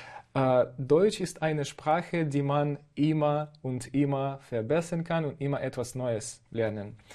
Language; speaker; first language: German; non-native, learner; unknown